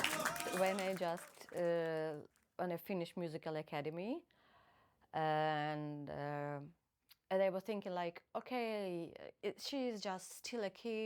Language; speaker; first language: English; non-native, fluent; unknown